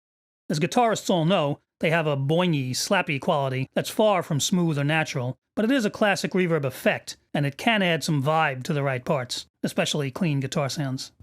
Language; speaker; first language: English; native; English